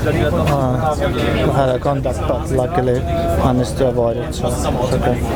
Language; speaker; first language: English; non-native, fluent; Finnish